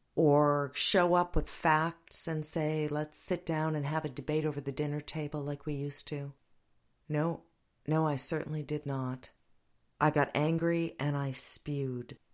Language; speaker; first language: English; native; English